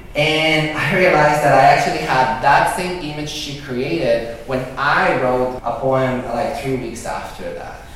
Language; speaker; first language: English; early bilingual, other home language; Spanish